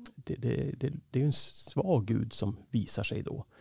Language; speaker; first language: Swedish; native; Swedish